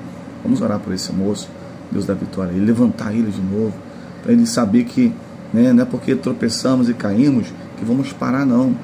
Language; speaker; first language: Portuguese; native; Portuguese